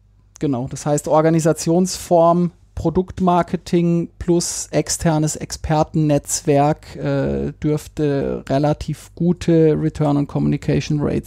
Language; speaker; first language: German; native; German